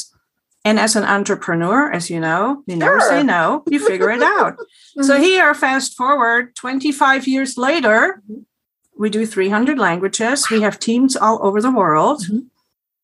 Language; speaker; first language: English; non-native, fluent; German